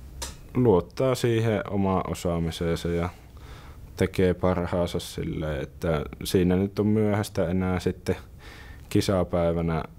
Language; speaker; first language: Finnish; native; Finnish